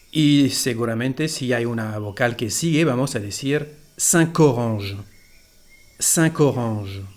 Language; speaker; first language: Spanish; non-native, fluent; French